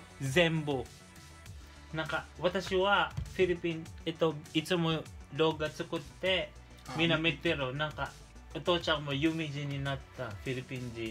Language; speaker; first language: Japanese; non-native, local second language; Filipino